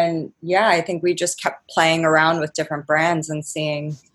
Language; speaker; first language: English; native; English